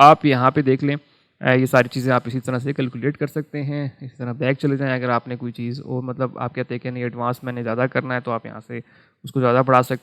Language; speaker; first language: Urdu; non-native, local second language; Punjabi